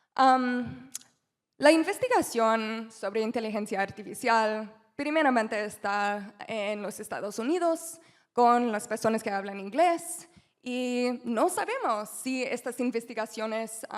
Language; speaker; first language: Spanish; non-native, learner; English